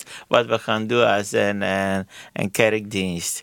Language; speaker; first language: Dutch; non-native, learner; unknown